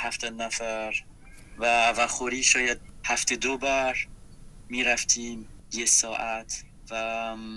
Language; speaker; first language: Persian; non-native, fluent; French